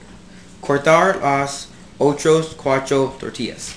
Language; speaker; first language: Spanish; non-native, learner; English